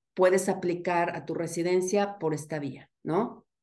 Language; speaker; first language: Spanish; native; Spanish